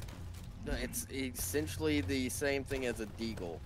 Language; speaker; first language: English; native; English